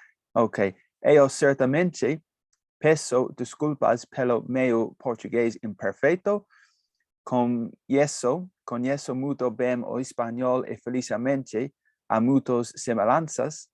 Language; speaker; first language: Portuguese; non-native, learner; English